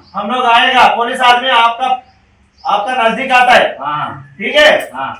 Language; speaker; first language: Hindi; non-native, local second language; Telugu